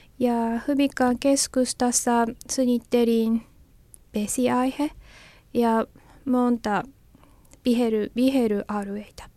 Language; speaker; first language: Finnish; non-native, learner; Japanese